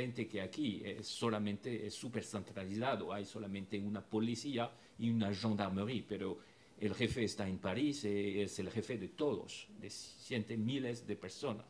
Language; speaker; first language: Spanish; non-native, fluent; French